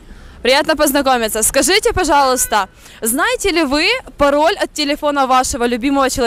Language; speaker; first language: Russian; native; Russian